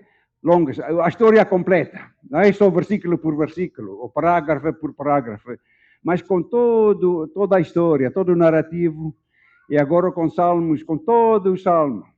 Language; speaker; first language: Portuguese; non-native, fluent; Dutch